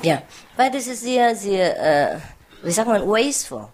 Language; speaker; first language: German; non-native, learner; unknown